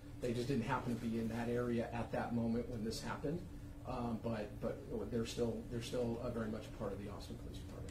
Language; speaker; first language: English; early bilingual, other home language; Spanish